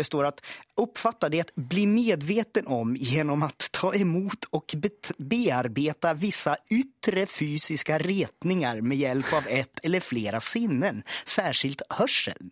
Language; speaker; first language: Swedish; native; Swedish